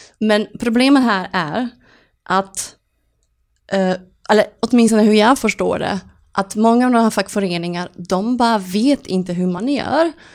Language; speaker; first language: Swedish; non-native, fluent; Polish